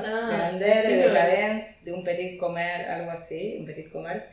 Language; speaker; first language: Spanish; native; Spanish